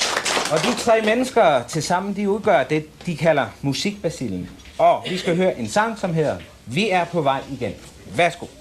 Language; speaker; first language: Danish; native; Danish